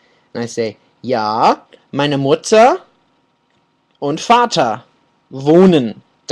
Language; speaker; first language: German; non-native, fluent; English